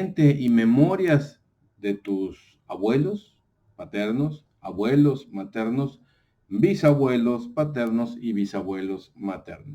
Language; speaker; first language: Spanish; native; Spanish